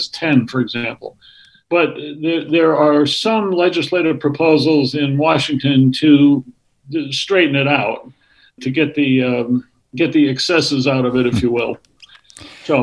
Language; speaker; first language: English; native; English